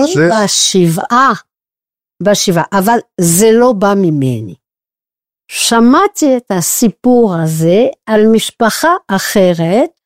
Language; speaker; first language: Hebrew; non-native, fluent; French